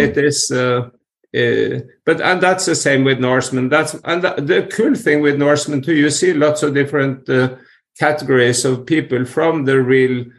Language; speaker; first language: English; non-native, fluent; Norwegian